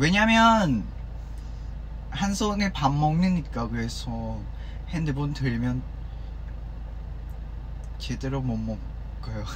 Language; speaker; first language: Korean; non-native, fluent; Vietnamese